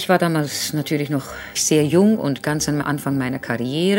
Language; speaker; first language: German; native; German